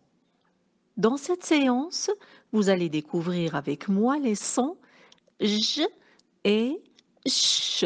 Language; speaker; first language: French; non-native, local second language; Arabic